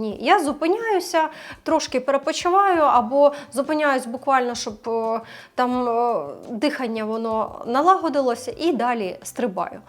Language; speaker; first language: Ukrainian; non-native, local second language; Russian